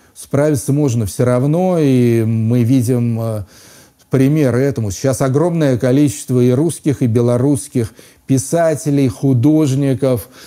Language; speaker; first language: Russian; native; Russian